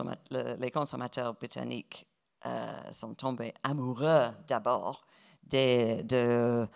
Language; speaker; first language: French; non-native, fluent; English